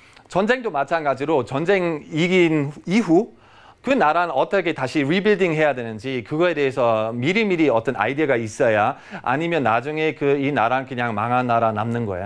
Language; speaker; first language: Korean; non-native, fluent; German